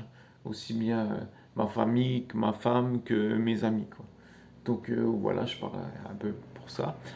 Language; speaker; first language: French; native; French